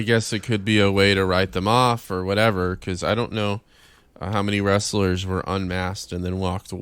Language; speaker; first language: English; native; English